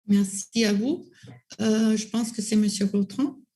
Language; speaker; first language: French; non-native, local second language; English